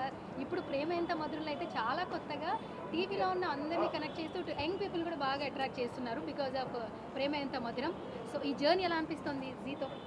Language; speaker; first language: Telugu; native; Telugu